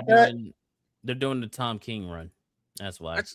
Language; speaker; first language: English; native; English